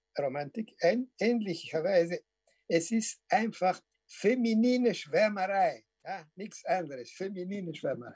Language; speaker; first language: German; non-native, fluent; Portuguese